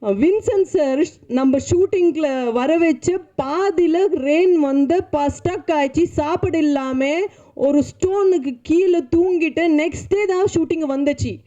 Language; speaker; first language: Tamil; non-native, learner; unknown